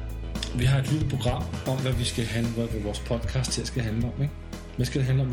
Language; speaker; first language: Danish; native; Danish